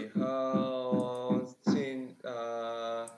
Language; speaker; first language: Chinese; non-native, learner; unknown